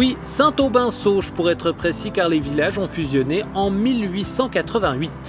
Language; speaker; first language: French; native; French